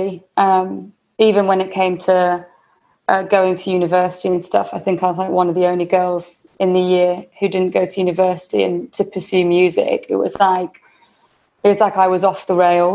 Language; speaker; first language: English; native; English